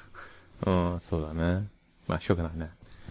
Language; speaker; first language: Japanese; non-native, learner; English